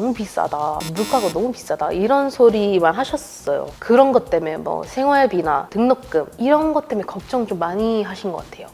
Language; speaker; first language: Korean; non-native, fluent; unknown